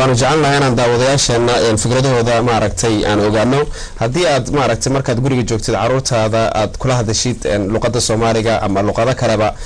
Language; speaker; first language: Somali; early bilingual, heritage; Somali